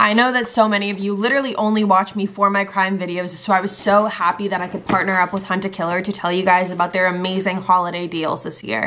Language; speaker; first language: English; native; English